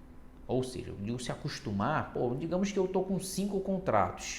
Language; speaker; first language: Portuguese; native; Portuguese